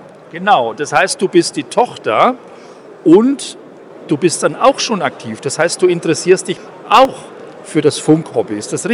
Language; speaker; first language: German; native; German